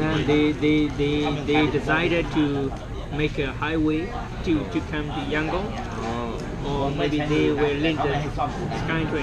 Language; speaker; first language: English; non-native, learner; Burmese